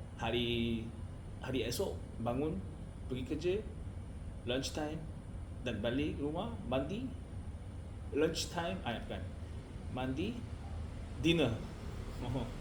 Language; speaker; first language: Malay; non-native, learner; Korean